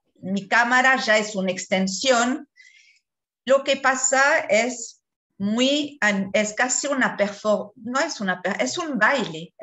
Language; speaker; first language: Spanish; non-native, fluent; French